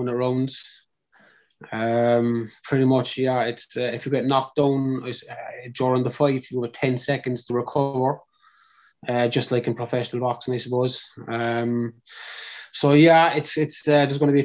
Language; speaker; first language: English; native; English